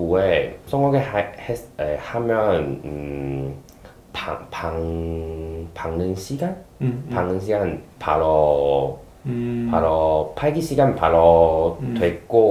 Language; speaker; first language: Korean; non-native, learner; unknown